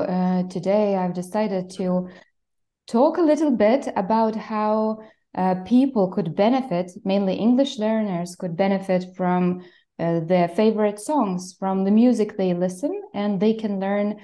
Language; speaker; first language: English; non-native, fluent; Lithuanian